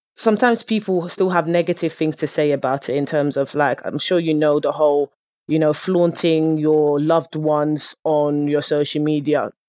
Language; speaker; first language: English; early bilingual, other home language; Dutch